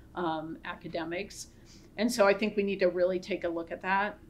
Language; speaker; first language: English; native; English